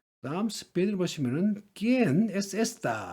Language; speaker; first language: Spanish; non-native, learner; Korean